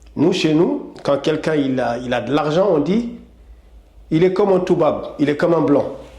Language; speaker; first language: French; non-native, local second language; Wolof